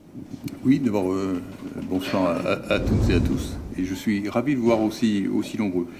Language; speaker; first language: French; native; French